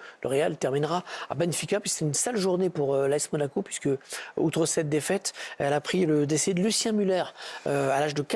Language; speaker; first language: French; native; French